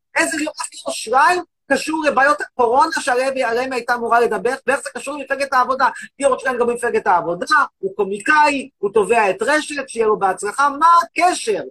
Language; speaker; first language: Hebrew; native; Hebrew